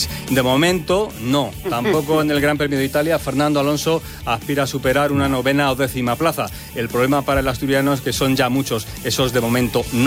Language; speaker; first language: Spanish; native; Spanish